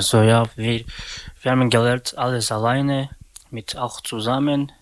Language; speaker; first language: German; non-native, learner; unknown